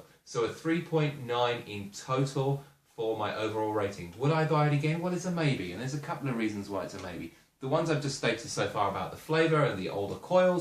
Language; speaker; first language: English; native; English